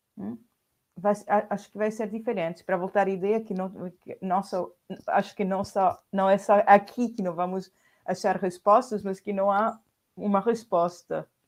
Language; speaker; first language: Portuguese; non-native, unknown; Spanish